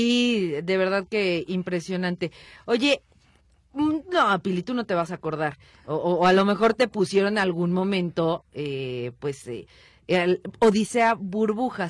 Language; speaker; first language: Spanish; native; Spanish